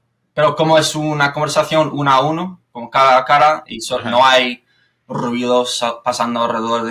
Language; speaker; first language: Spanish; non-native, fluent; English